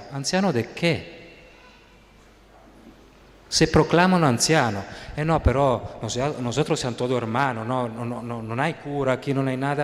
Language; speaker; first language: Spanish; non-native, fluent; Italian